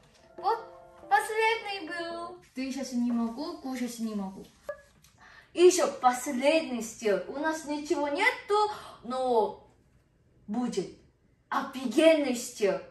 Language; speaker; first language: Russian; non-native, fluent; Korean